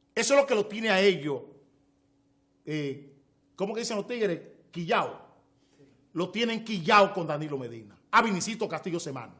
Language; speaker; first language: Spanish; native; Spanish